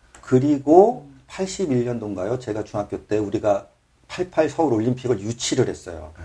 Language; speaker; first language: Korean; native; Korean